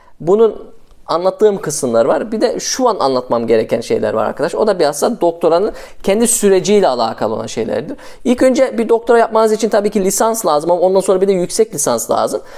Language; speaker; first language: Turkish; early bilingual, heritage; Turkish